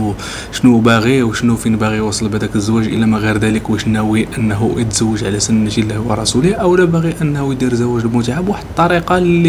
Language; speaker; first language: Arabic; native; Arabic